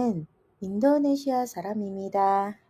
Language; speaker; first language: Korean; non-native, fluent; Indonesian